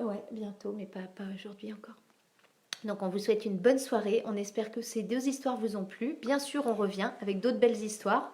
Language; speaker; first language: French; native; French